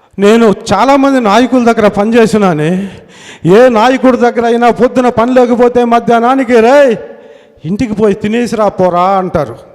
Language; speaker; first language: Telugu; native; Telugu